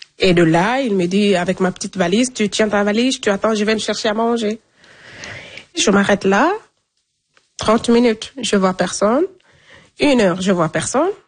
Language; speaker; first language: French; non-native, local second language; Fula